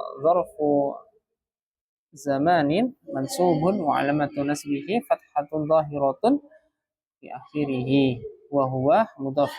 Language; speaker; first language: Arabic; non-native, fluent; Indonesian